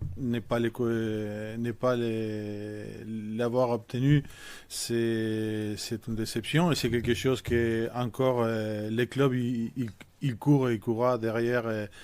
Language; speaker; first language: French; non-native, fluent; Spanish